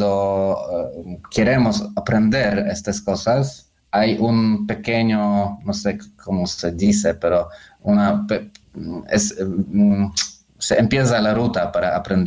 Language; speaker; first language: Spanish; non-native, learner; Polish